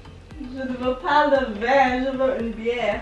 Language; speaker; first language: French; non-native, learner; English